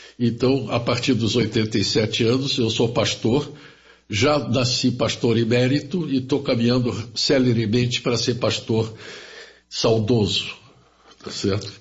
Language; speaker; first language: Portuguese; early bilingual, other home language; German